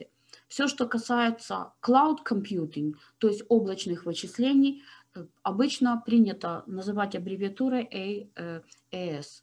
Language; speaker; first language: Russian; native; Russian